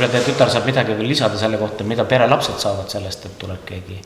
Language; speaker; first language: Estonian; native; Estonian